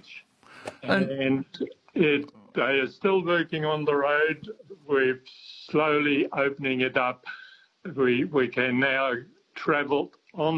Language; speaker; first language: English; non-native, fluent; German